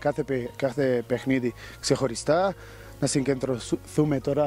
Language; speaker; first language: Greek; non-native, fluent; Portuguese